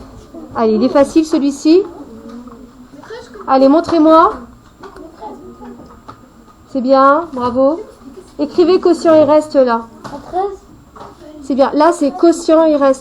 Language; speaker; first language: French; native; French